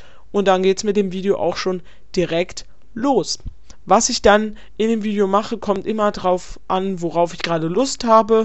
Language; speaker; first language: German; native; German